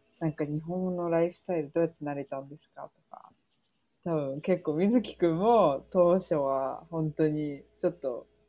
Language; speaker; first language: Japanese; early bilingual, heritage; Japanese